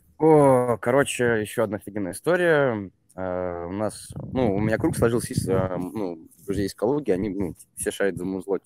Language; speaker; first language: Russian; native; Russian